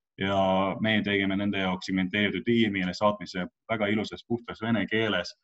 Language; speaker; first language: Estonian; non-native, local second language; Russian